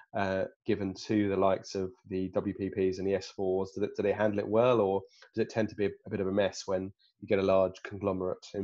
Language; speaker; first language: English; native; English